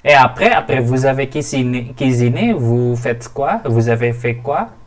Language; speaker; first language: French; non-native, fluent; Indonesian